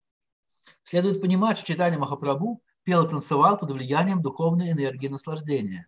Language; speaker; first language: Russian; native; Russian